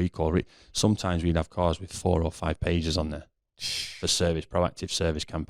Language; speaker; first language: English; native; English